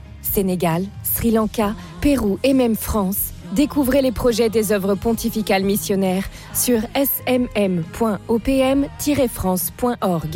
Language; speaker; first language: French; native; French